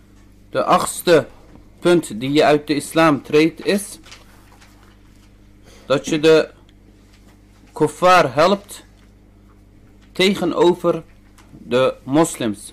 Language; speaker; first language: Dutch; early bilingual, other home language; Turkish